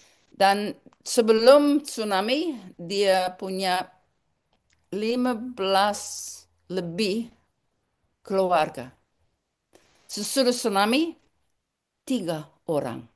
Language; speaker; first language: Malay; non-native, learner; English